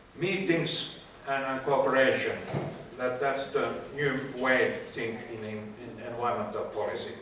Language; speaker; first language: English; non-native, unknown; Finnish